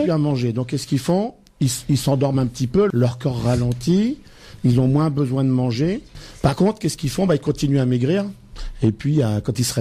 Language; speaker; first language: French; native; French